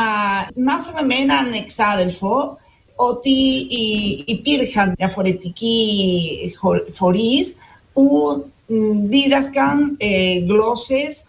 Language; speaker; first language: Greek; non-native, fluent; Spanish